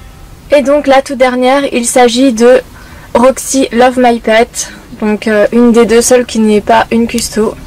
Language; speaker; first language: French; native; French